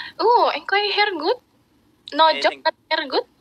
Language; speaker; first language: English; non-native, learner; Indonesian